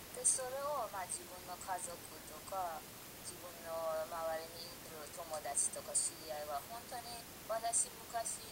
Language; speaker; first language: Japanese; non-native, fluent; Persian